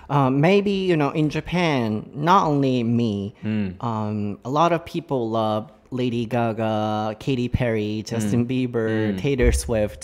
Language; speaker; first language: English; non-native, fluent; Japanese